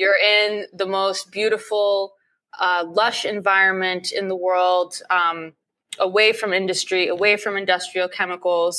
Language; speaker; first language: English; native; English